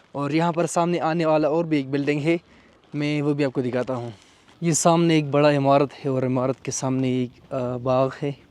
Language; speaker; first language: Urdu; non-native, local second language; Pashto